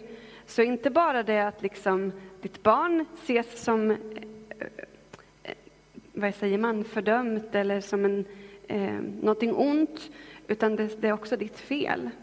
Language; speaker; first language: Swedish; native; Swedish